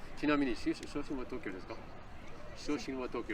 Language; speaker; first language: Japanese; non-native, learner; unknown